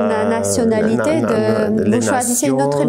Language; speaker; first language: French; non-native, fluent; Armenian